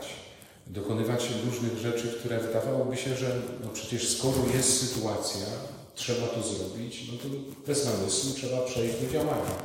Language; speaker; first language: Polish; native; Polish